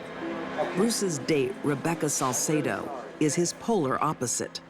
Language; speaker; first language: English; native; English